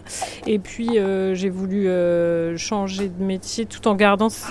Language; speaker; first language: French; native; French